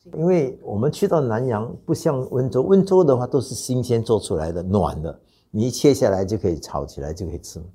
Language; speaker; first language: Chinese; non-native, local second language; Wu Chinese